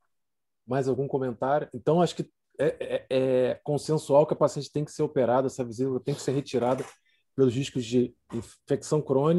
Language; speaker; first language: Portuguese; native; Portuguese